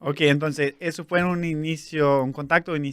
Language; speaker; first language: Spanish; non-native, fluent; English